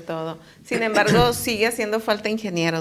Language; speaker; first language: Spanish; native; Spanish